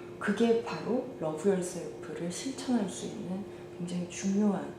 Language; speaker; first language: Korean; native; Korean